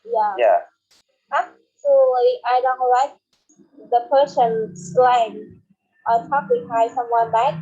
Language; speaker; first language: English; non-native, learner; Vietnamese